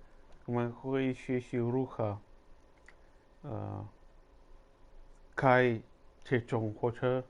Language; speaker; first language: Chinese; non-native, learner; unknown